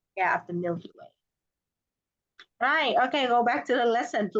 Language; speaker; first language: English; non-native, fluent; Vietnamese